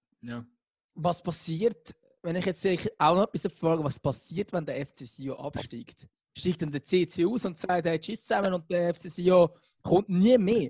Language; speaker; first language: German; native; German